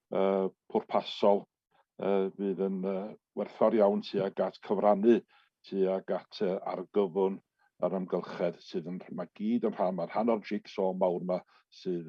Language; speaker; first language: Welsh; native; Welsh